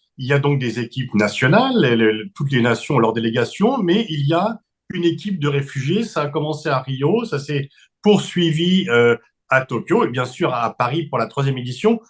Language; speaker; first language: French; native; French